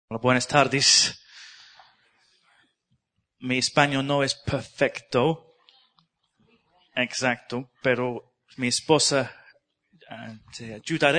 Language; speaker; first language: Spanish; non-native, learner; English